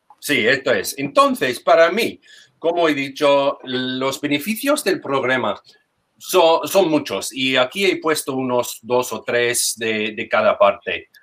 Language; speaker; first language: Spanish; non-native, fluent; English